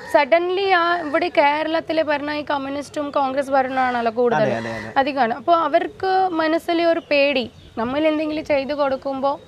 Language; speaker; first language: Malayalam; non-native, fluent; Bangla